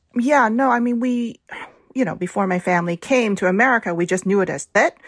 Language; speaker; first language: English; early bilingual, other home language; Vietnamese